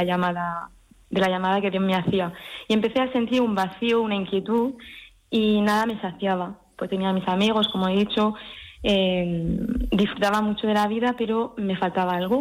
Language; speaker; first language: Spanish; early bilingual, heritage; French